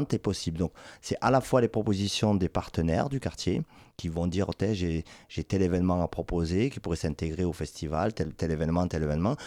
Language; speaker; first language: French; native; French